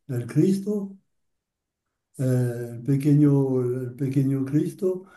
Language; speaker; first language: Spanish; non-native, learner; French